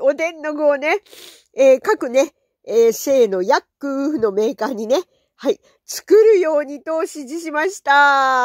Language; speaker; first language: Japanese; native; Japanese